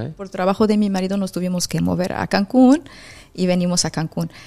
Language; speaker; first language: Spanish; non-native, fluent; Arabic